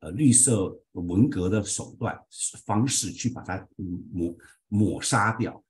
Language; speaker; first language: Chinese; early bilingual, heritage; Chinese